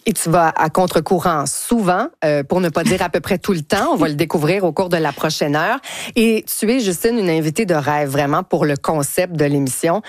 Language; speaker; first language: French; native; French